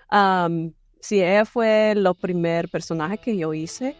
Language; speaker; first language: Spanish; early bilingual, other home language; English